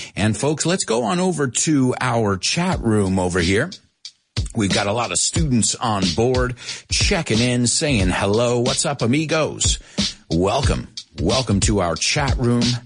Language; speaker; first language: English; early bilingual, other home language; Spanish